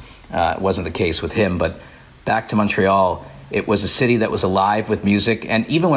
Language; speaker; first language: English; native; English